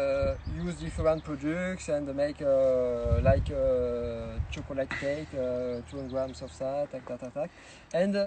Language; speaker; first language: English; non-native, learner; French